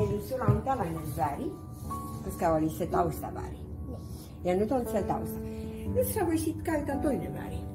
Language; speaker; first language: Finnish; non-native, fluent; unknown